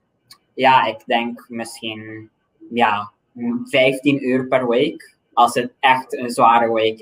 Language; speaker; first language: Dutch; non-native, local second language; Papiamento